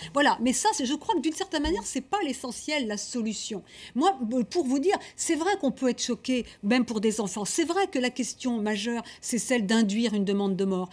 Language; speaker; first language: French; native; French